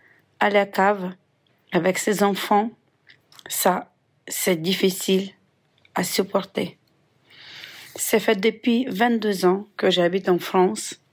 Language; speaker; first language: French; non-native, fluent; Ukrainian